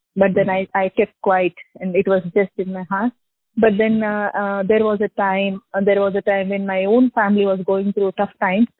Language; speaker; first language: English; non-native, local second language; Telugu